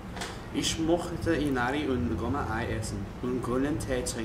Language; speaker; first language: German; non-native, learner; English